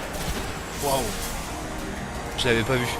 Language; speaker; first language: French; native; French